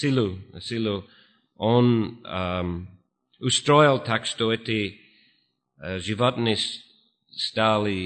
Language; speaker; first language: Russian; non-native, fluent; English